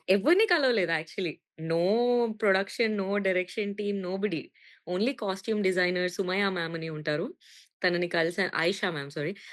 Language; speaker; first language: Telugu; native; Telugu